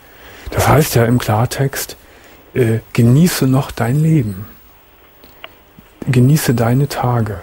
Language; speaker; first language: German; native; German